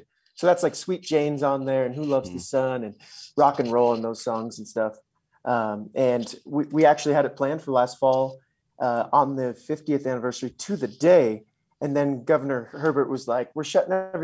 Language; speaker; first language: English; native; English